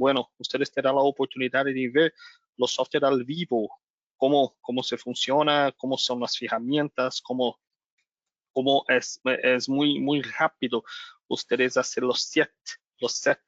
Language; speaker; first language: Spanish; non-native, learner; Portuguese